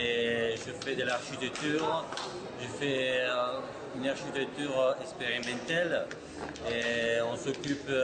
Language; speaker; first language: French; non-native, fluent; Spanish